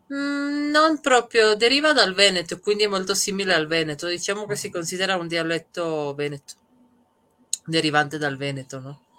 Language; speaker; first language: Italian; early bilingual, other home language; Serbian